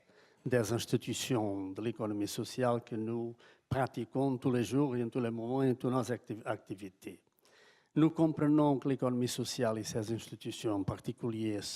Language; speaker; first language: French; non-native, fluent; Portuguese